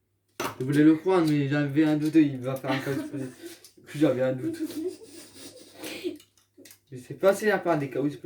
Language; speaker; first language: French; native; French